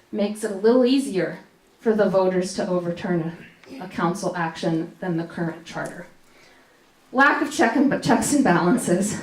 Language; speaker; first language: English; native; English